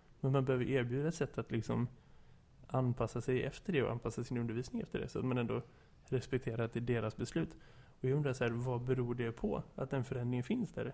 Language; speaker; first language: Swedish; native; Swedish